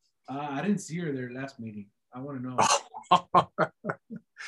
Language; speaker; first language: English; early bilingual, other home language; Spanish